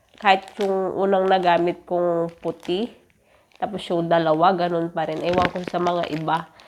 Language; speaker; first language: Filipino; non-native, local second language; Iloko